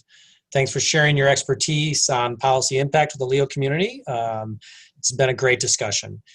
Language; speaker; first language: English; native; English